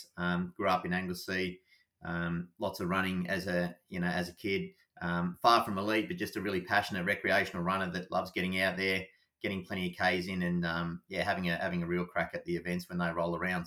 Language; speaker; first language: English; native; English